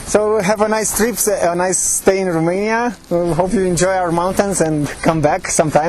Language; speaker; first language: English; non-native, fluent; Romanian